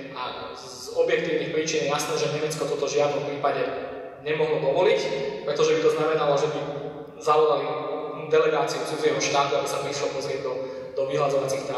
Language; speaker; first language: Slovak; native; Slovak